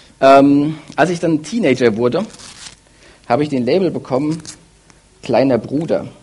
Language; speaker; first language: German; early bilingual, other home language; Russian